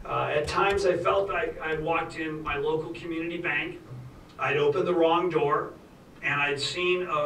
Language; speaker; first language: English; native; English